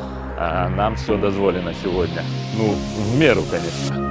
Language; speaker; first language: Russian; native; Russian